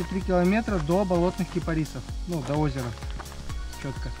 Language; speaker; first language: Russian; native; Russian